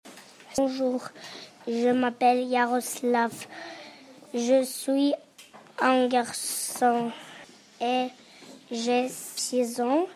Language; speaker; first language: French; early bilingual, other home language; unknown